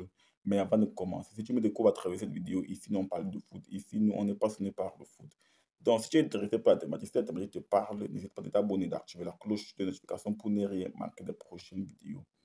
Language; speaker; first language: French; native; French